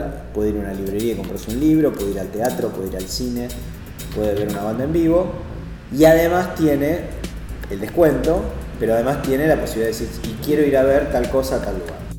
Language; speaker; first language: Spanish; native; Spanish